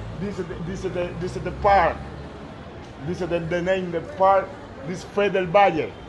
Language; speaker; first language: English; non-native, learner; Spanish